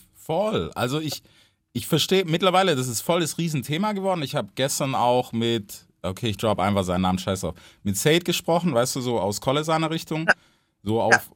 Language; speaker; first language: German; early bilingual, other home language; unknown